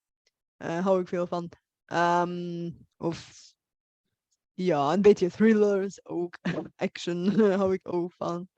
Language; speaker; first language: Dutch; non-native, fluent; Bulgarian